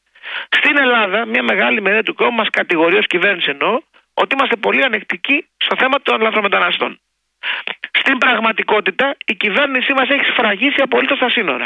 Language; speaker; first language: Greek; native; Greek